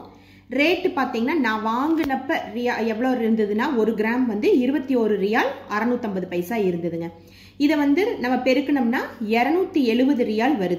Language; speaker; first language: Tamil; native; Tamil